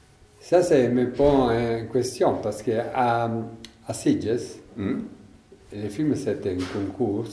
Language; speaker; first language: French; non-native, learner; Italian